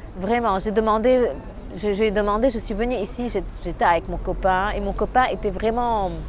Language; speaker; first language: French; non-native, local second language; Arabic